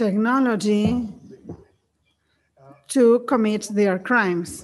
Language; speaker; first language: English; non-native, fluent; Spanish